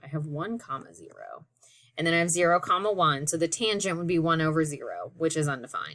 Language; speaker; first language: English; native; English